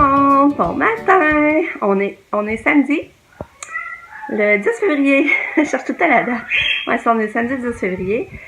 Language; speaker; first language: French; native; French